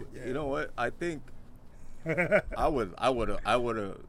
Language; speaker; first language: English; native; English